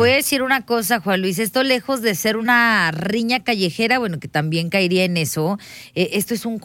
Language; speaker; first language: Spanish; native; Spanish